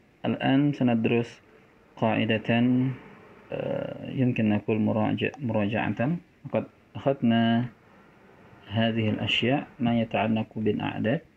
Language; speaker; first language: Arabic; non-native, fluent; Indonesian